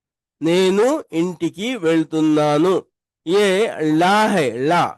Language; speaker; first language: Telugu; non-native, local second language; Urdu